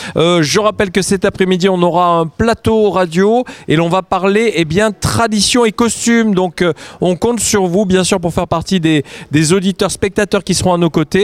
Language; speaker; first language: French; native; French